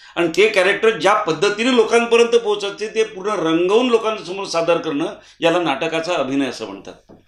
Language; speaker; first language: Marathi; native; Marathi